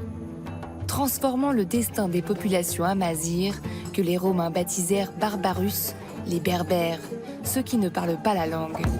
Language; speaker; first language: French; native; French